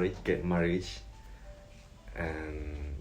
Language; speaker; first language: English; non-native, learner; Japanese